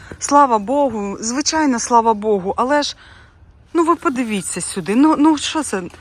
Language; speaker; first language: Ukrainian; non-native, local second language; Russian